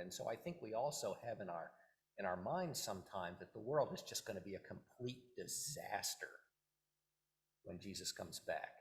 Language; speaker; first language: English; native; English